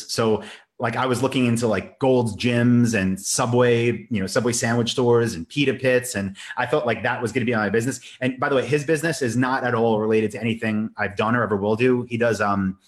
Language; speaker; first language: English; native; English